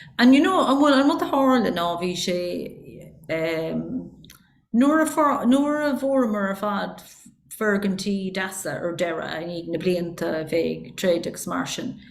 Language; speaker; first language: Irish; non-native, local second language; English